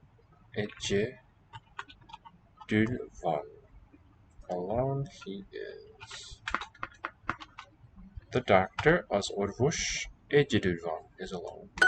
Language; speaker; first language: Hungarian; non-native, learner; English